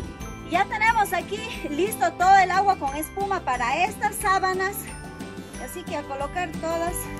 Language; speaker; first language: Spanish; native; Spanish